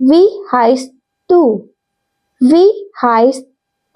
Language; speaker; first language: German; non-native, fluent; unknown